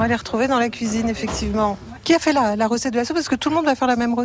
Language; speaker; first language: French; native; French